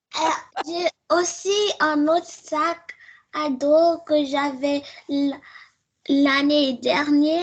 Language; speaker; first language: French; early bilingual, heritage; French